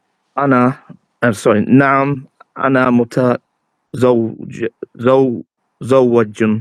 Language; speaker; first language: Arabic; non-native, learner; English